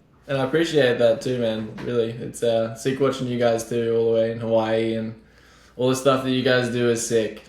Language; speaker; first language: English; native; English